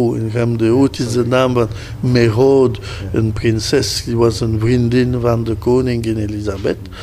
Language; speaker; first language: Dutch; non-native, local second language; French